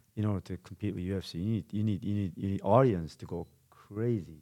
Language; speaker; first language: English; non-native, fluent; Korean